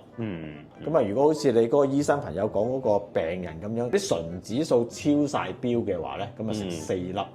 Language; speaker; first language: Cantonese; native; Cantonese